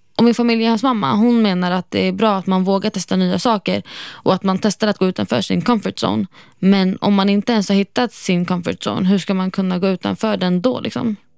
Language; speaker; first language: Swedish; non-native, fluent; Arabic